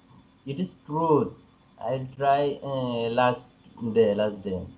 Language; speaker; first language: English; non-native, learner; Bangla